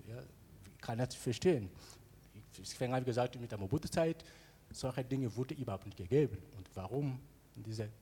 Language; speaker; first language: German; non-native, learner; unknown